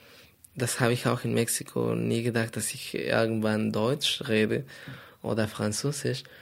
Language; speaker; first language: German; non-native, fluent; Spanish